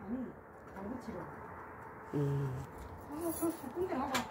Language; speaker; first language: Korean; native; Korean